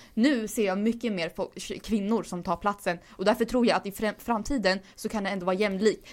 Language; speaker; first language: Swedish; early bilingual, other home language; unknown